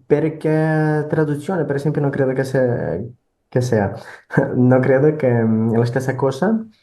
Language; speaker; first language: Italian; non-native, learner; Portuguese